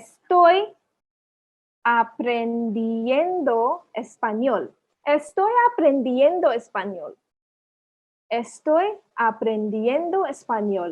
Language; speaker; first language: Spanish; non-native, learner; Manipuri